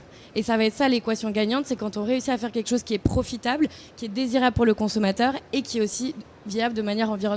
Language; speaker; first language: French; native; French